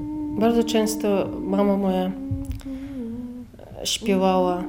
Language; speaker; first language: Polish; non-native, fluent; Chechen